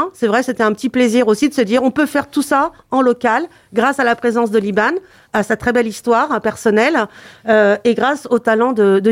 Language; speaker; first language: French; native; French